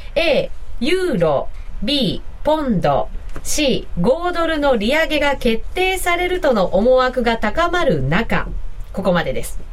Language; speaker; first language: Japanese; native; Japanese